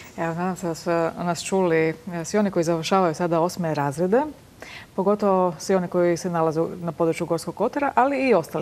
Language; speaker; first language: Croatian; native; Croatian